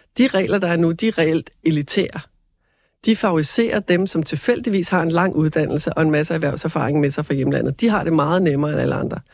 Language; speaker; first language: Danish; native; Danish